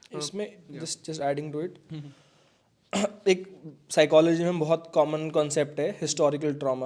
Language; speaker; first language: Hindi; native; Hindi